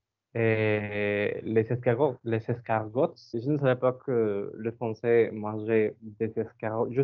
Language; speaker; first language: French; non-native, learner; Spanish